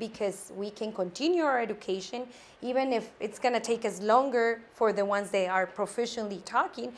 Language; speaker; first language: English; non-native, fluent; Spanish